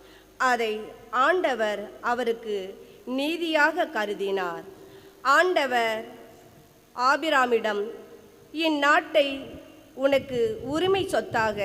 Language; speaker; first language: Tamil; native; Tamil